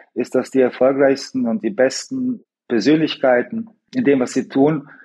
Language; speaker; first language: German; early bilingual, other home language; Bosnian